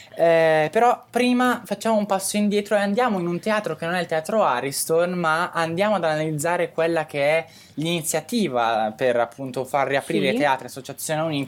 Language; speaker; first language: Italian; native; Italian